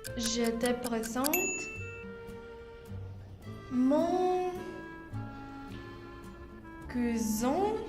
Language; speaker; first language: French; non-native, learner; Spanish